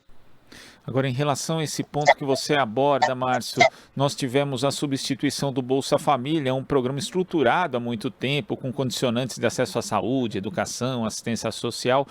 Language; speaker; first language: Portuguese; native; Portuguese